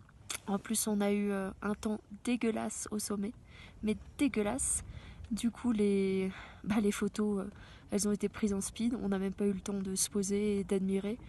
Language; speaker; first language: French; native; French